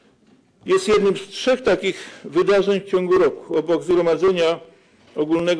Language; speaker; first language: Polish; native; Polish